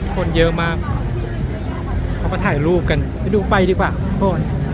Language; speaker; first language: Thai; native; Thai